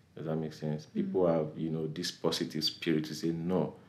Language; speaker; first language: English; non-native, local second language; Yoruba